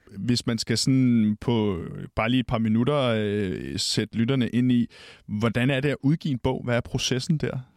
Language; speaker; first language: Danish; native; Danish